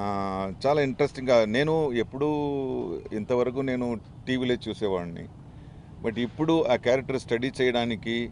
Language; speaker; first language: Telugu; non-native, fluent; Tamil